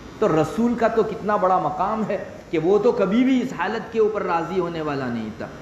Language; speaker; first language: Urdu; non-native, local second language; Gujarati